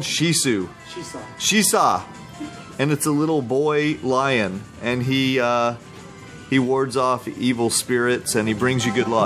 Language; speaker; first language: English; native; English